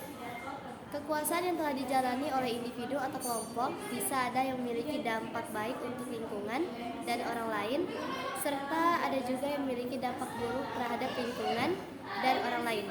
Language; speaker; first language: Indonesian; native; Indonesian